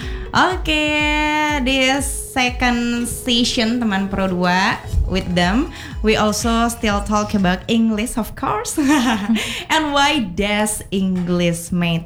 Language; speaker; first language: English; non-native, learner; Indonesian